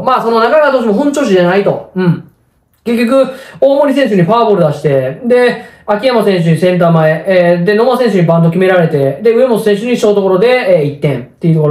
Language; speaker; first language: Japanese; native; Japanese